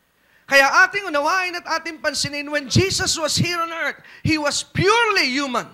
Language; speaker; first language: English; non-native, local second language; Filipino